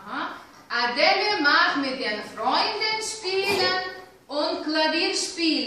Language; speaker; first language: German; non-native, fluent; Lithuanian